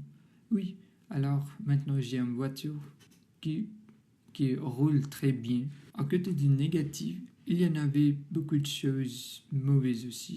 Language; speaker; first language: French; non-native, learner; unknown